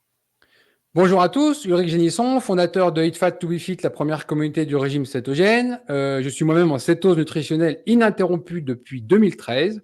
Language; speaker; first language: French; native; French